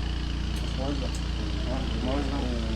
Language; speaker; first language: Russian; non-native, local second language; Chechen